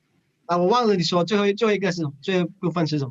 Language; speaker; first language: Chinese; early bilingual, heritage; English